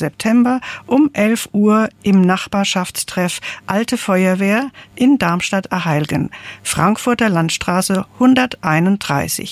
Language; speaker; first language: German; native; German